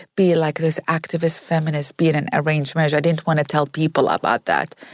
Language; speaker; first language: English; non-native, fluent; Arabic